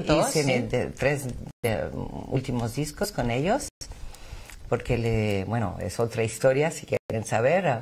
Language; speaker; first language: Spanish; non-native, fluent; English